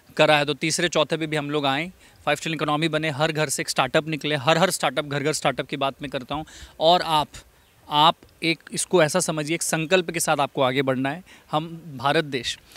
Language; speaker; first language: Hindi; native; Hindi